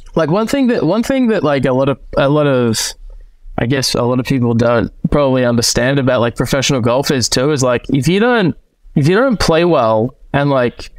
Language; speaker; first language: English; native; English